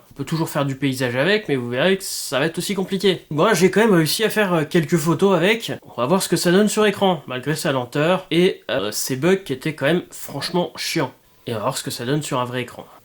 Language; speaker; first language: French; native; French